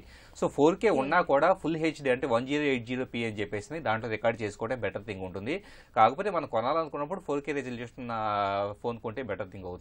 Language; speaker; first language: Telugu; native; Telugu